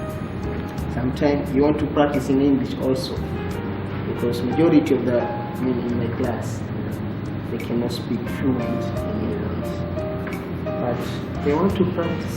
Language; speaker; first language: English; non-native, local second language; Swahili